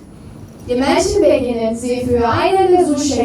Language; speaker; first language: German; non-native, learner; Turkish